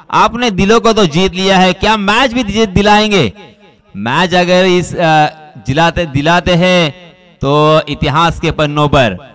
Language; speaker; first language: Hindi; non-native, local second language; Marathi